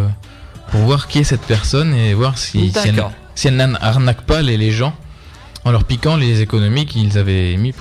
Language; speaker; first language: French; native; French